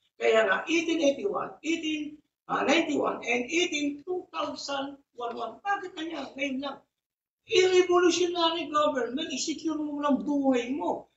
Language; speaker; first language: Filipino; non-native, local second language; Bikol